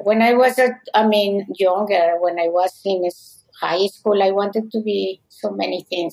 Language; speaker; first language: English; non-native, fluent; Spanish